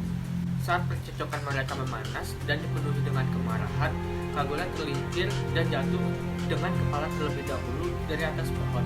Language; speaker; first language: Indonesian; native; Indonesian